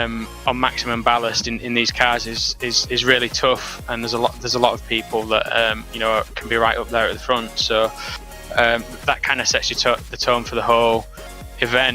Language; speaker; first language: English; native; English